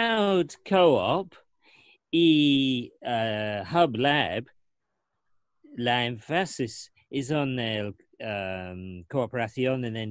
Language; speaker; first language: Spanish; non-native, learner; English